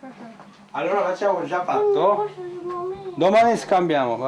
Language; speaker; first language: Italian; non-native, learner; Korean